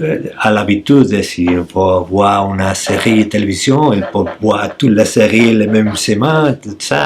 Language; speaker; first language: French; non-native, learner; Spanish